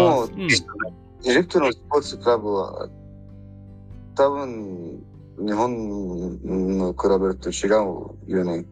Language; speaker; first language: Japanese; non-native, learner; Arabic